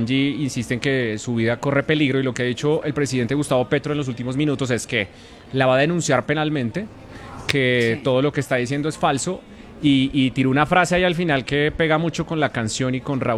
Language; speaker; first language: Spanish; native; Spanish